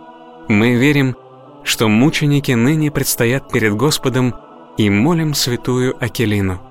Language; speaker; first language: Russian; native; Russian